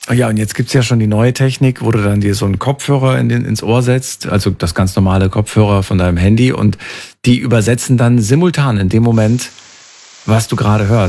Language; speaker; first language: German; native; German